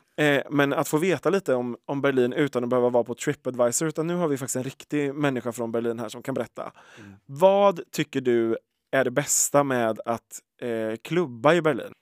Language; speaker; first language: Swedish; native; Swedish